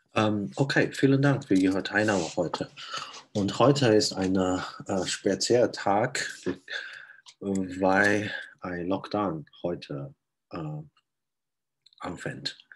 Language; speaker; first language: German; non-native, fluent; Chinese